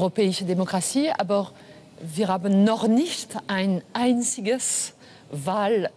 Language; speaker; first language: German; non-native, fluent; French